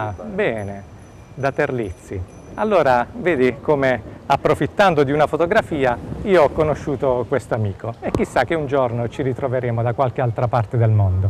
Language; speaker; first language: Italian; native; Italian